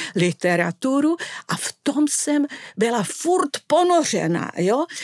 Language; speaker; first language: Czech; non-native, fluent; Italian